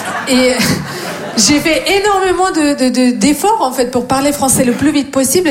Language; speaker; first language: French; non-native, fluent; Russian